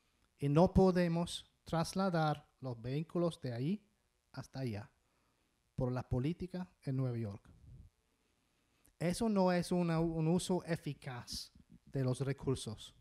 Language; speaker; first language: Spanish; non-native, fluent; English